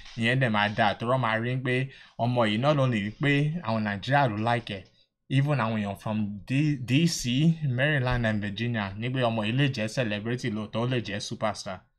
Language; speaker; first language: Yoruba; early bilingual, heritage; Yoruba